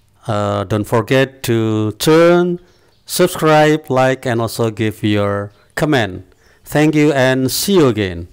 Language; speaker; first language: English; non-native, fluent; Indonesian